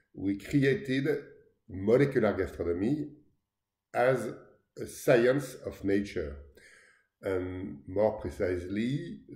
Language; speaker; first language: English; non-native, fluent; French